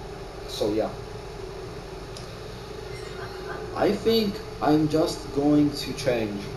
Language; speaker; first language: English; non-native, learner; Italian